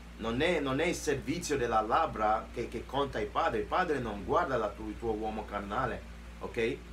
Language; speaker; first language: Italian; non-native, fluent; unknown